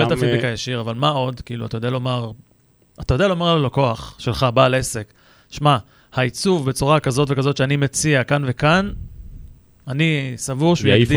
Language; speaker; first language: Hebrew; native; Hebrew